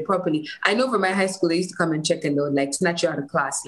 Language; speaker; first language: English; non-native, local second language; Ganda